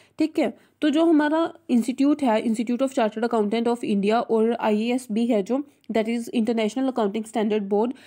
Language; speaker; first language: Hindi; non-native, local second language; Punjabi